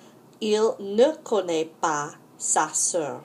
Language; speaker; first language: French; non-native, fluent; English